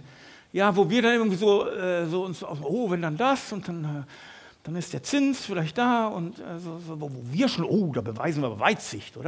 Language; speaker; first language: German; native; German